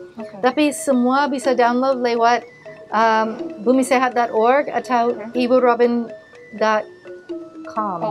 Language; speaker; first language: Indonesian; non-native, learner; English